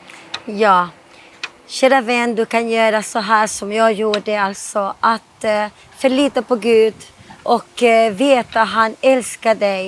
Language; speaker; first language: Swedish; non-native, fluent; Spanish